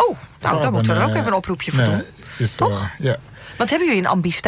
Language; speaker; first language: Dutch; native; Dutch